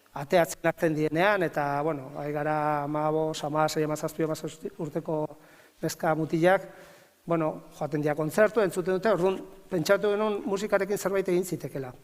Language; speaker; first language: Basque; native; Basque